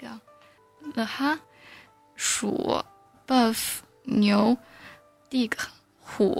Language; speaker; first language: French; non-native, learner; Chinese